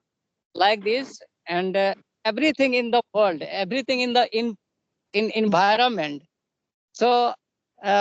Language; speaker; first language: English; non-native, learner; Santali